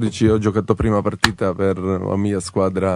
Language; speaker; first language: Italian; non-native, fluent; Serbian